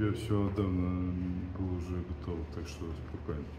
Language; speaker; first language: Russian; non-native, learner; Bulgarian